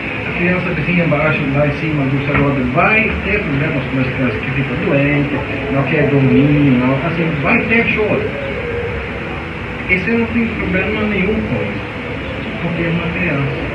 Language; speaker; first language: Portuguese; non-native, fluent; Danish